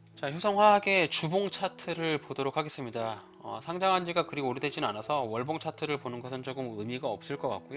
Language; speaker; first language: Korean; native; Korean